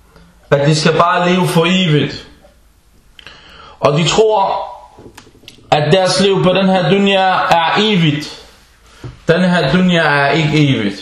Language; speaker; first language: Danish; early bilingual, other home language; Arabic